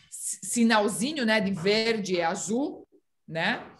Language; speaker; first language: Portuguese; non-native, fluent; Romanian